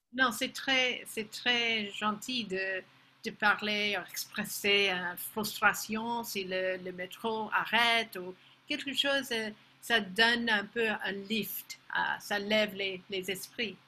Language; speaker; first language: French; non-native, fluent; English